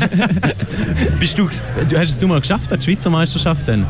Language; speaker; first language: German; native; German